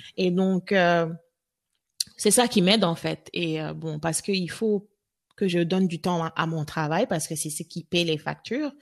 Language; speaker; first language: French; non-native, local second language; Wolof